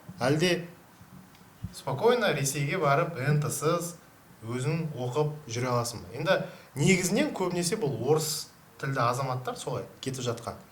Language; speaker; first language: Kazakh; native; Kazakh